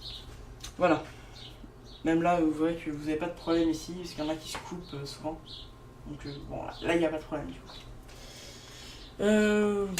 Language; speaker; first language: French; native; French